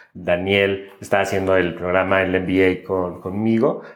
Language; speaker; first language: Spanish; native; Spanish